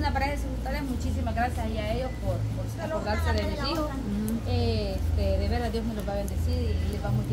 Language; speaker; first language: Spanish; native; Spanish